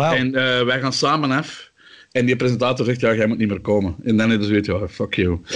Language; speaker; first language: Dutch; native; Dutch